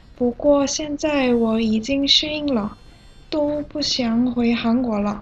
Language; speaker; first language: Chinese; non-native, learner; Korean